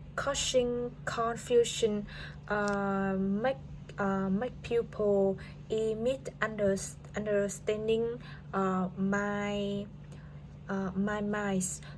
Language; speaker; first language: English; non-native, learner; Vietnamese